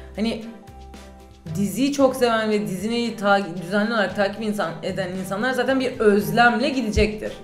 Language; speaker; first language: Turkish; native; Turkish